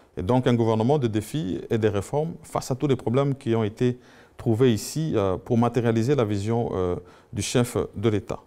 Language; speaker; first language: French; non-native, local second language; Swahili